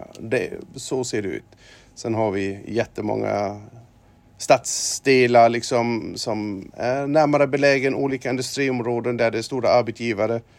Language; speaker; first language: Swedish; non-native, fluent; German